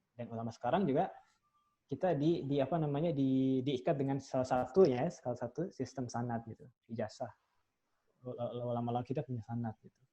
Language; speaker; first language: Indonesian; native; Indonesian